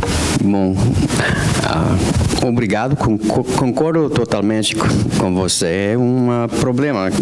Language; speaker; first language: Portuguese; non-native, fluent; English